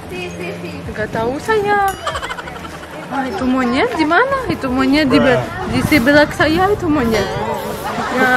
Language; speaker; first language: Indonesian; non-native, learner; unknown